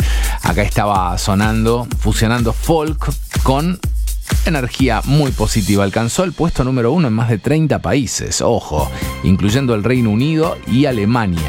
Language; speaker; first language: Spanish; native; Spanish